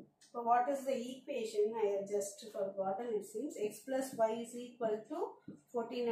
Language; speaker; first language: English; non-native, local second language; Tamil